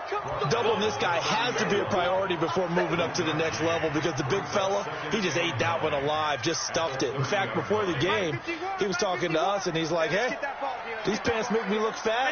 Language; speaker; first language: English; native; English